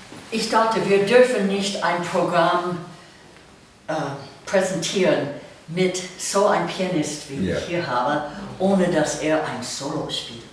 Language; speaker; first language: German; non-native, fluent; English